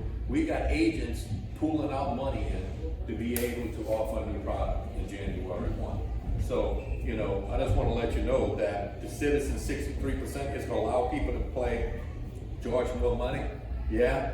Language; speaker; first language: English; native; English